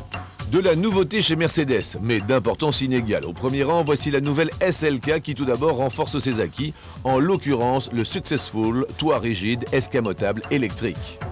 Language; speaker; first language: French; native; French